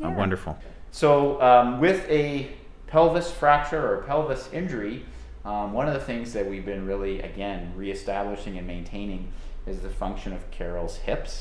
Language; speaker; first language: English; native; English